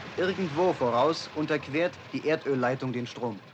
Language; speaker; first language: German; native; German